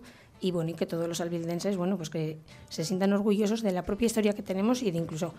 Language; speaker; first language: Spanish; native; Spanish